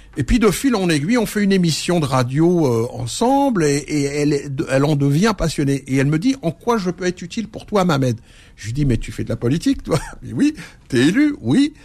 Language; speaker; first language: French; early bilingual, other home language; Arabic